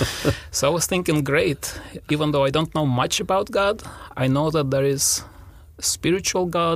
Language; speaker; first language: English; non-native, fluent; Russian